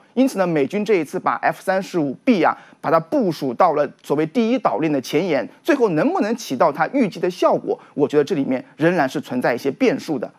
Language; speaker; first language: Chinese; native; Chinese